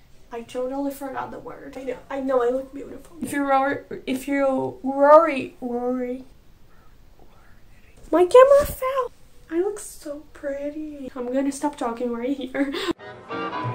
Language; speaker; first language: English; non-native, fluent; Portuguese